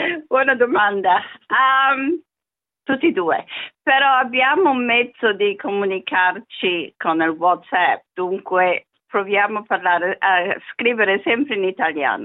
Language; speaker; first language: Italian; early bilingual, other home language; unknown